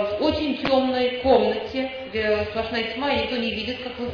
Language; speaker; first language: Russian; native; Russian